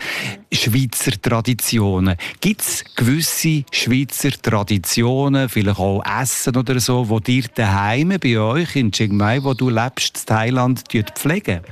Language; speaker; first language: German; native; German